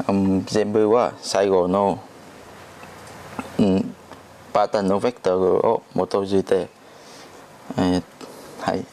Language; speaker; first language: Japanese; non-native, learner; Vietnamese